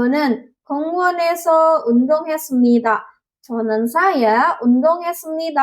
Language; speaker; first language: Korean; non-native, learner; Indonesian